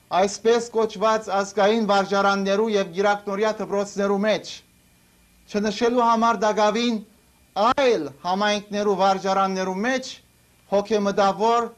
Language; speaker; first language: Armenian; early bilingual, heritage; Armenian